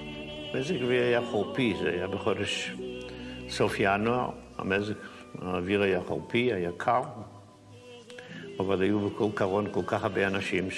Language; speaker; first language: Hebrew; non-native, fluent; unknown